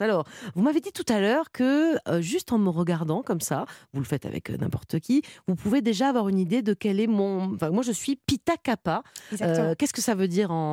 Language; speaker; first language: French; native; French